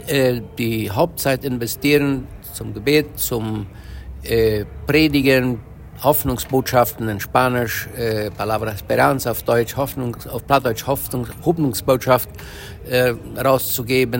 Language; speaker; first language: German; early bilingual, heritage; Low German